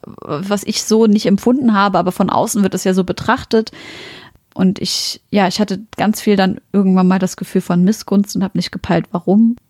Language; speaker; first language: German; early bilingual, other home language; Arabic